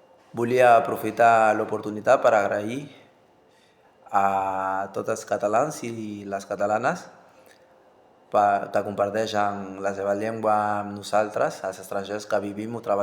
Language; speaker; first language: Catalan; non-native, learner; Spanish